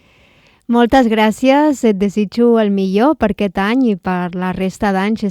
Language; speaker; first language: Catalan; native; Catalan